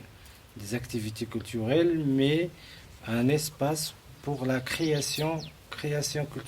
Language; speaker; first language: French; non-native, local second language; Arabic